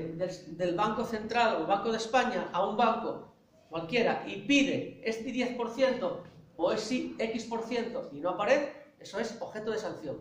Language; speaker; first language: Spanish; native; Spanish